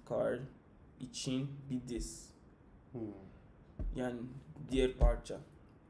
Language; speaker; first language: Turkish; non-native, fluent; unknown